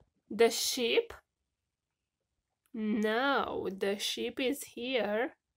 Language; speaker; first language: English; non-native, fluent; Romanian